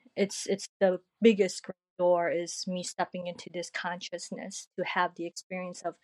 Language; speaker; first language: English; early bilingual, other home language; Korean